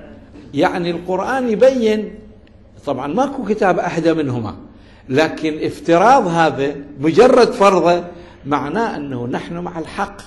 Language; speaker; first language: Arabic; native; Arabic